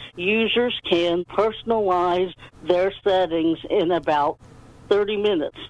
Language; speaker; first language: English; native; English